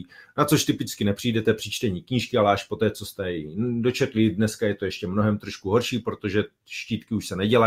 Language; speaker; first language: Czech; native; Czech